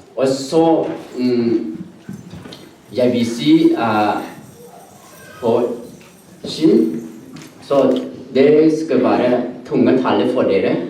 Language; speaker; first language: Norwegian; non-native, learner; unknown